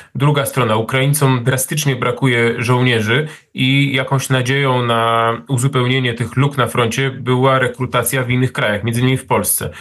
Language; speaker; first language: Polish; native; Polish